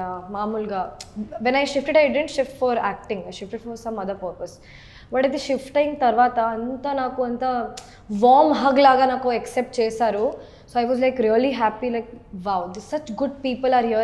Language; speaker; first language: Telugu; non-native, local second language; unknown